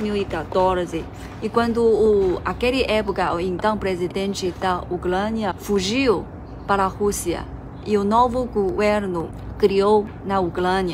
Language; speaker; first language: Portuguese; non-native, fluent; Chinese